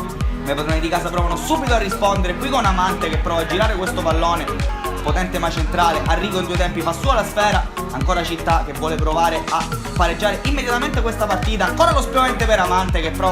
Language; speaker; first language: Italian; native; Italian